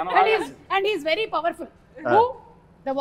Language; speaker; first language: Telugu; native; Telugu